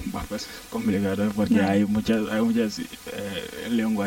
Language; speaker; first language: Spanish; non-native, learner; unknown